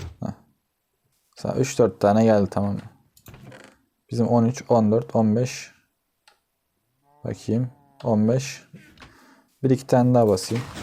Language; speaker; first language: Turkish; native; Turkish